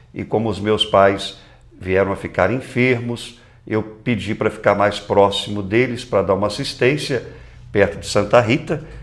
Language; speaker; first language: Portuguese; native; Portuguese